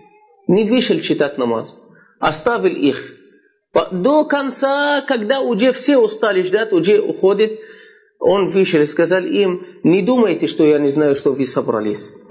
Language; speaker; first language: Russian; non-native, fluent; Arabic